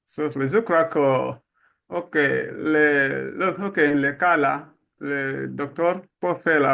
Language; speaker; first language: French; non-native, learner; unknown